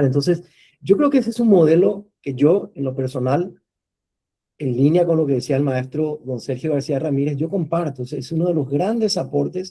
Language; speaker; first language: Spanish; native; Spanish